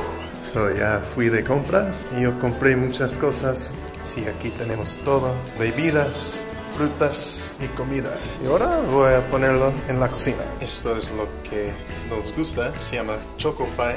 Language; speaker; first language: Spanish; non-native, learner; English